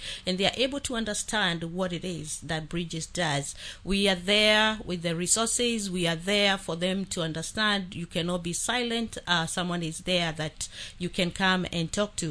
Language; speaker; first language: English; non-native, local second language; Kikuyu